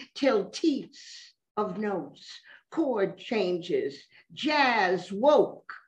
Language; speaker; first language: English; native; English